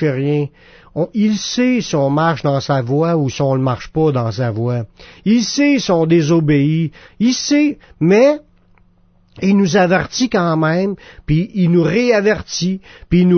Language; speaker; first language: French; native; French